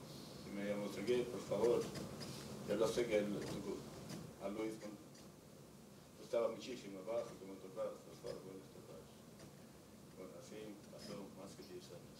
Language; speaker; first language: Spanish; non-native, learner; Russian